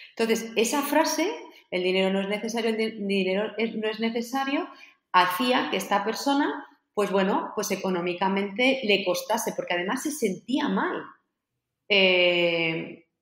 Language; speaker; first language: Spanish; native; Spanish